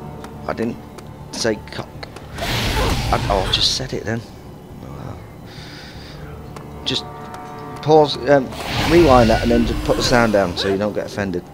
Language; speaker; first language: English; native; English